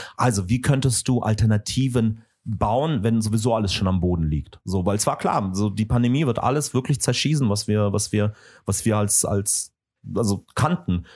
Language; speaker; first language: German; early bilingual, other home language; Russian